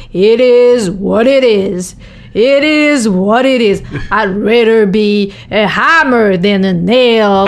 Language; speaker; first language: English; non-native, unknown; French